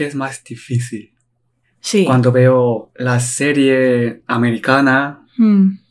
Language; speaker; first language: Spanish; non-native, learner; Korean